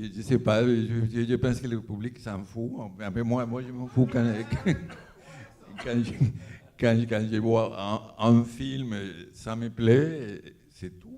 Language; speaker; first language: French; non-native, fluent; Spanish